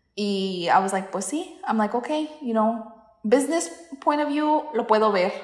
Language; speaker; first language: Spanish; early bilingual, heritage; Spanish